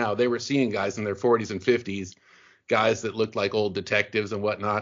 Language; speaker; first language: English; native; English